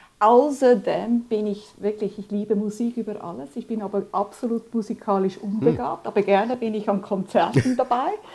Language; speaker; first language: German; early bilingual, other home language; Spanish